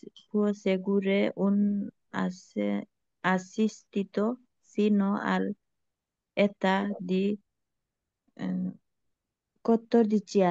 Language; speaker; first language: Italian; non-native, learner; Bangla